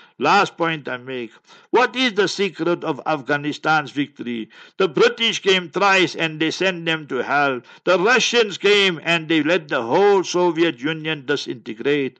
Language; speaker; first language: English; native; English